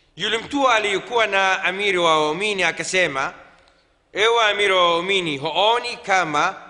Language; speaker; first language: Swahili; non-native, fluent; Arabic